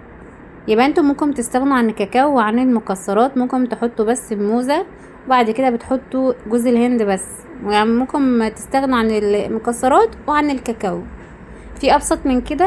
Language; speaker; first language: Arabic; native; Arabic